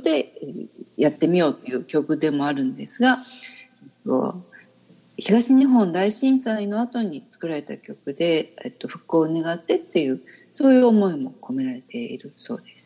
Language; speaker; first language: Japanese; native; Japanese